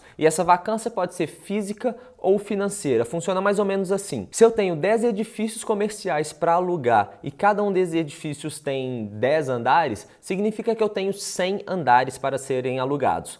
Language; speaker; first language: Portuguese; native; Portuguese